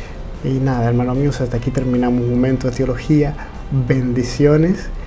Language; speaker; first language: Spanish; native; Spanish